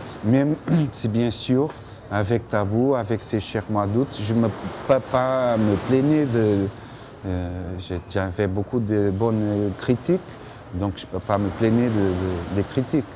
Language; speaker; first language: French; non-native, fluent; Portuguese